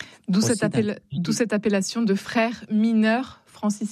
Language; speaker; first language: French; native; French